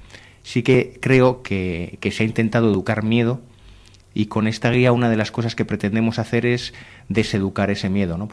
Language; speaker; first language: Spanish; native; Spanish